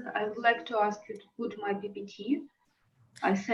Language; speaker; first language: English; non-native, learner; Russian